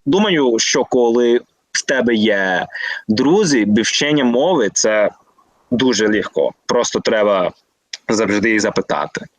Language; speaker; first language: Ukrainian; non-native, learner; Spanish